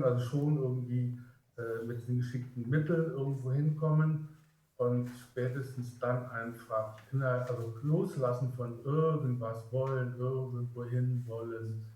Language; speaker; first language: German; native; German